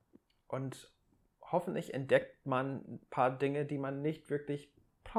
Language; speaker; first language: German; non-native, fluent; English